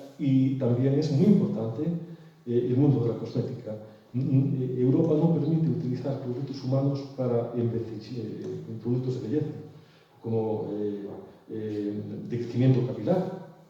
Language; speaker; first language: Spanish; native; Spanish